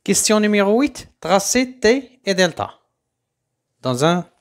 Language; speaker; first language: French; non-native, local second language; Arabic